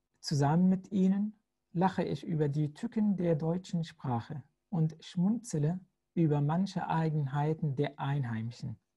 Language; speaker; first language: German; non-native, fluent; Arabic